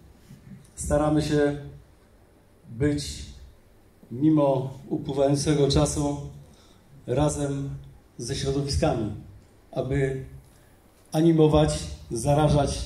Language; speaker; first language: Polish; native; Polish